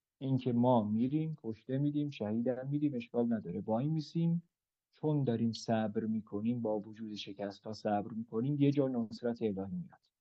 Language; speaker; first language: Persian; native; Persian